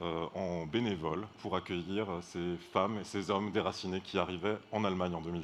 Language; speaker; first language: French; native; French